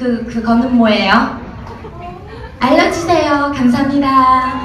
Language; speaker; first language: Korean; non-native, learner; Vietnamese